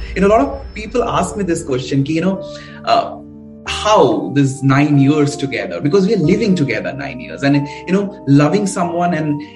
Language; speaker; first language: English; non-native, local second language; Bangla